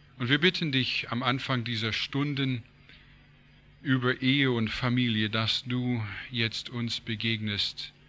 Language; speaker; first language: German; non-native, fluent; English